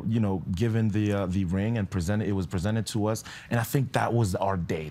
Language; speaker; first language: English; non-native, fluent; French